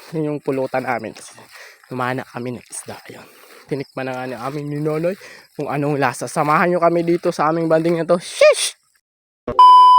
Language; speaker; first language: Filipino; non-native, local second language; Masbatenyo